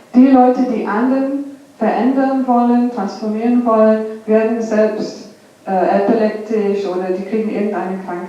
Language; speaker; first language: German; non-native, fluent; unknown